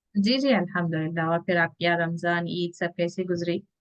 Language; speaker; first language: Hindi; native; Hindi